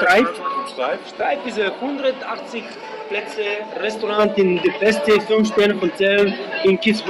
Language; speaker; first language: German; non-native, learner; English